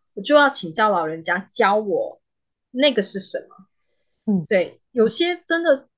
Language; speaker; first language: Chinese; native; Chinese